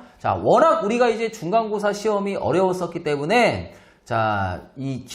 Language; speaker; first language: Korean; native; Korean